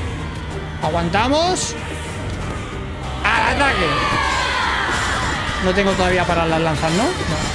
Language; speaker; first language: Spanish; native; Spanish